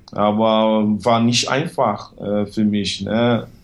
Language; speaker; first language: German; non-native, learner; Portuguese